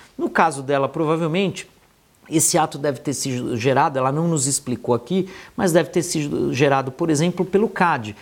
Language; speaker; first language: Portuguese; native; Portuguese